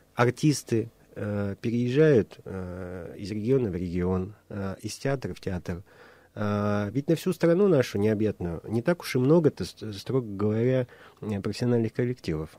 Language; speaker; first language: Russian; native; Russian